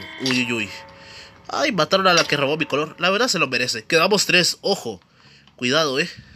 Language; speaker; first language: Spanish; native; Spanish